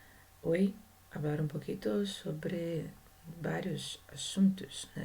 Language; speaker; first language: Spanish; non-native, learner; Portuguese